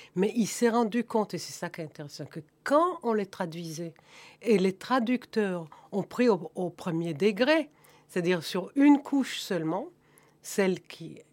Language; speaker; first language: French; non-native, fluent; German